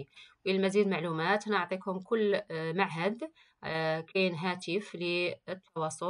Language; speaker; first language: Arabic; native; Arabic